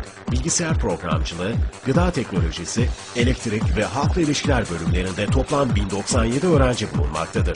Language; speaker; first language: Turkish; native; Turkish